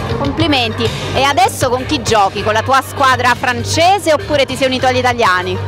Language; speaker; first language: Italian; native; Italian